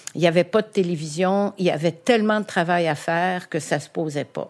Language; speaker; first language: French; native; French